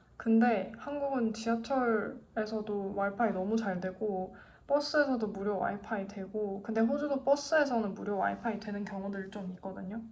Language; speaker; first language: Korean; native; Korean